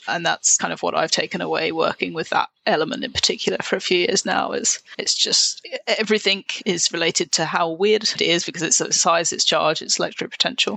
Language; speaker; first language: English; native; English